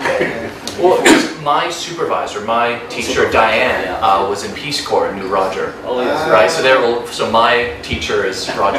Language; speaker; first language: English; non-native, fluent; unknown